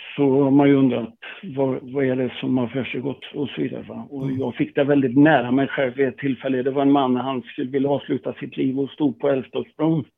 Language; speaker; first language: Swedish; native; Swedish